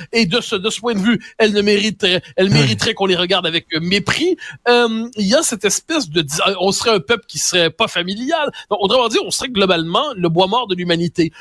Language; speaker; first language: French; native; French